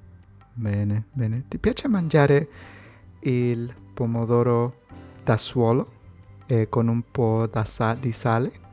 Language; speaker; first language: Italian; non-native, learner; Spanish